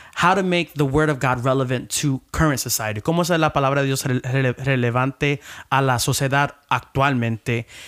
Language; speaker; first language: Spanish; early bilingual, heritage; Spanish